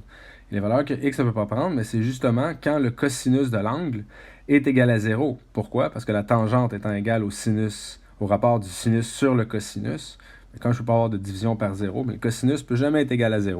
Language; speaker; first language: French; native; French